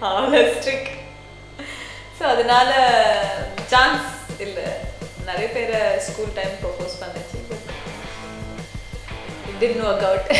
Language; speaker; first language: Tamil; non-native, learner; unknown